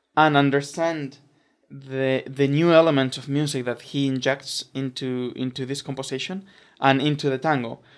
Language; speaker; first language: English; non-native, fluent; Spanish